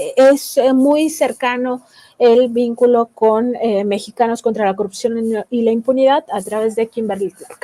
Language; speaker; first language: Spanish; native; Spanish